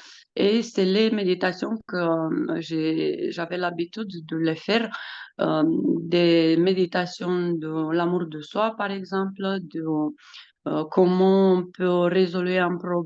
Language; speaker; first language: French; non-native, fluent; Romanian